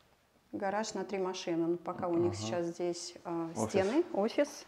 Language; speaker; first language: Russian; native; Russian